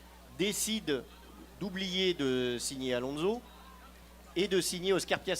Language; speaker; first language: French; native; French